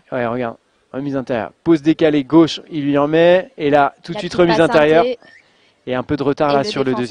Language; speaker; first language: French; native; French